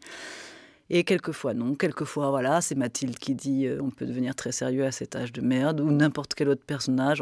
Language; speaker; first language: French; native; French